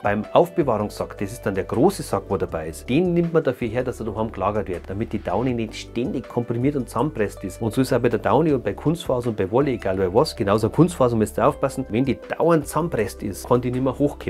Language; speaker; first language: German; native; German